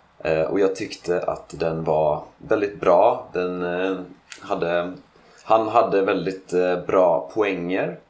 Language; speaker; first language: Swedish; native; Swedish